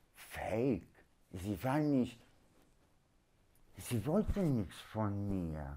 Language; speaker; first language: German; non-native, learner; Polish